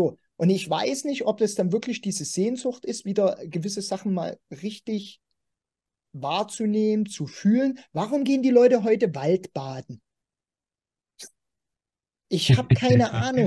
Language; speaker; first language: German; native; German